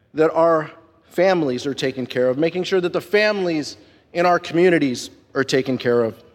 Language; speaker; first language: English; non-native, fluent; Spanish